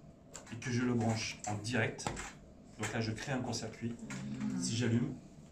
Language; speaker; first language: French; native; French